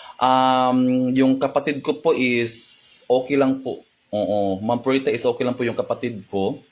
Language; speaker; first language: Filipino; non-native, local second language; Cebuano